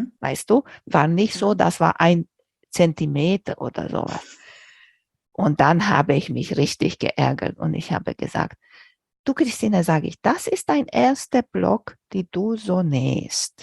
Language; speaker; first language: German; non-native, fluent; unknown